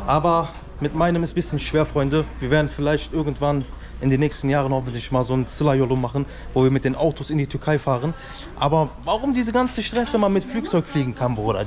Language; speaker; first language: German; early bilingual, other home language; Turkish